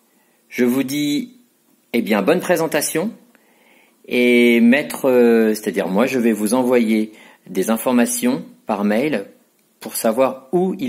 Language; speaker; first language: French; native; French